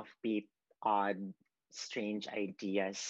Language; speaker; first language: English; non-native, local second language; Cebuano